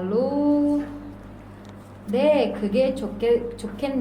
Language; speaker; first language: Korean; non-native, fluent; Indonesian